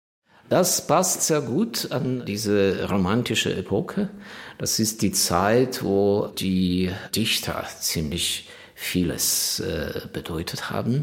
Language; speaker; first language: German; non-native, fluent; Ukrainian